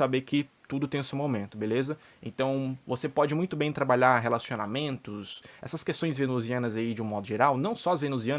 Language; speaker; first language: Portuguese; native; Portuguese